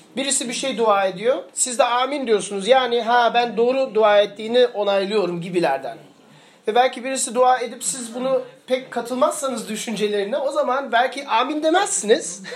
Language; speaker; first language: Turkish; early bilingual, heritage; Turkish